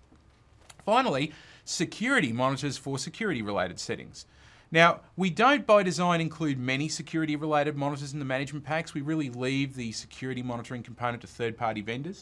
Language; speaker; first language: English; native; English